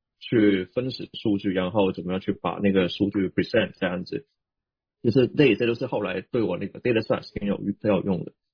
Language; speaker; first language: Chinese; non-native, local second language; Cantonese